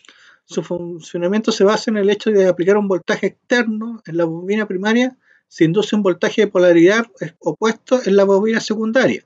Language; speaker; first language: Spanish; native; Spanish